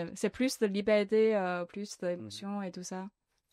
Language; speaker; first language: French; non-native, learner; Chinese